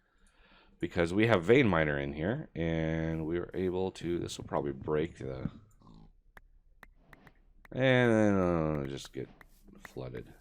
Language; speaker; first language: English; native; English